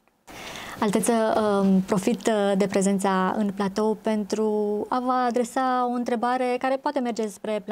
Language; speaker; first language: Romanian; native; Romanian